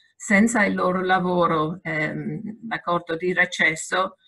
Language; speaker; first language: Italian; non-native, fluent; English